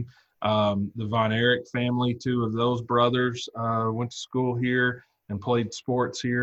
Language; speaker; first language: English; native; English